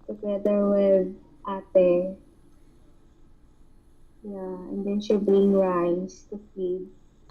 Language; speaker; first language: English; non-native, learner; Filipino